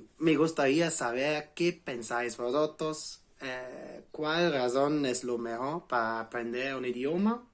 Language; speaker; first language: Spanish; non-native, fluent; English